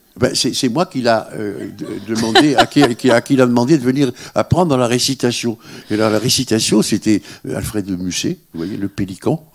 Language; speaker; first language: French; non-native, local second language; Arabic